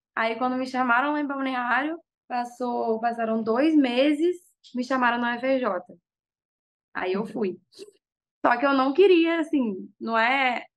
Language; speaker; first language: Portuguese; native; Portuguese